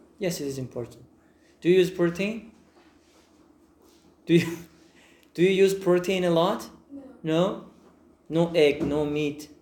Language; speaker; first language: English; non-native, fluent; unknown